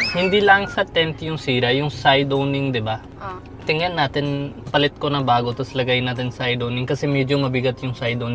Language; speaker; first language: Filipino; non-native, learner; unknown